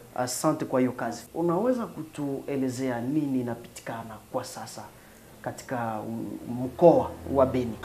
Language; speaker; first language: Swahili; non-native, local second language; Nande